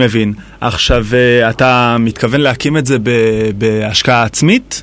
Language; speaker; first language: Hebrew; native; Hebrew